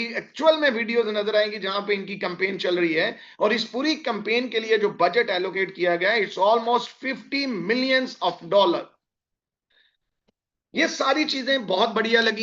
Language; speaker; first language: Hindi; native; Hindi